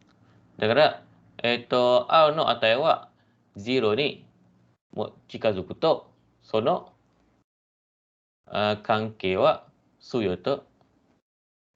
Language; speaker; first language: Japanese; non-native, fluent; Malay